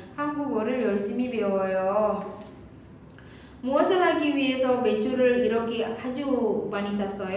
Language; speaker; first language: Korean; non-native, fluent; Indonesian